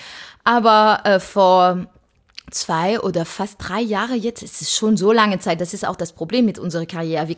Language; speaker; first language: German; non-native, fluent; French